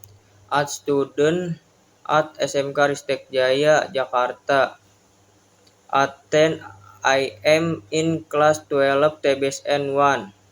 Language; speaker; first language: English; non-native, learner; Indonesian